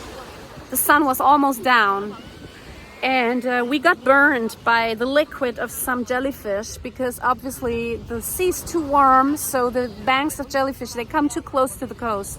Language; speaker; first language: English; non-native, fluent; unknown